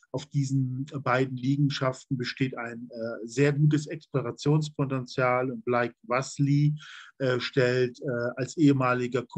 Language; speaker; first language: German; native; German